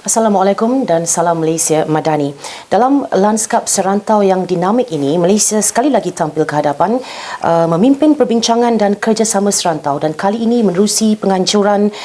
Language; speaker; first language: Malay; native; Malay